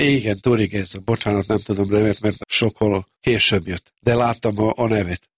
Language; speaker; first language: Hungarian; non-native, fluent; Serbian